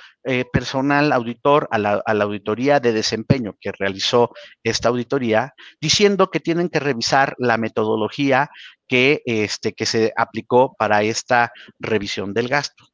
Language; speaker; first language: Spanish; native; Spanish